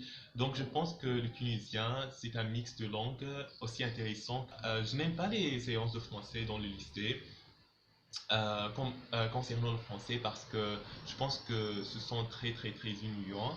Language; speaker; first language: French; non-native, local second language; Arabic